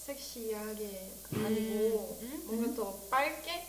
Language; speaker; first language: Korean; early bilingual, heritage; Korean